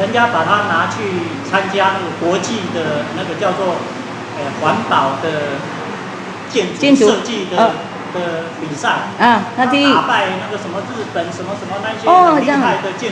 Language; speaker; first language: Chinese; native; Chinese